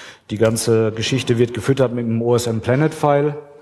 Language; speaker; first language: German; native; German